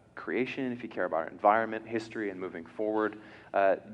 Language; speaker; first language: English; native; English